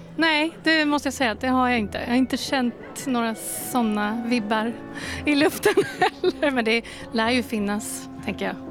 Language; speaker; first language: Swedish; native; Swedish